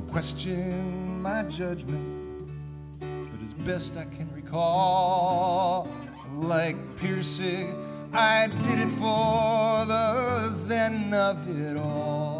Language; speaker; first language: English; native; English